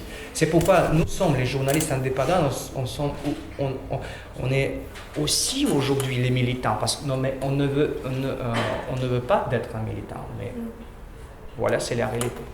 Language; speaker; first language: French; non-native, learner; Russian